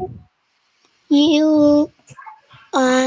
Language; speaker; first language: English; non-native, learner; Korean